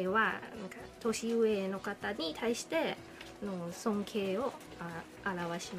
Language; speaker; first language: Japanese; non-native, learner; Thai